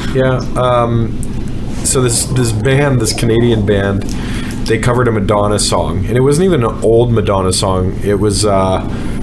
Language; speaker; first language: English; native; English